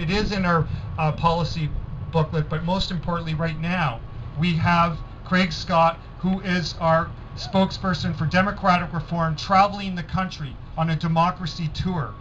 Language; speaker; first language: English; native; English